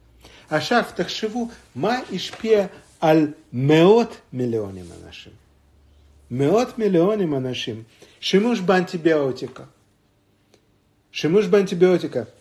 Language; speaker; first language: Hebrew; non-native, fluent; Russian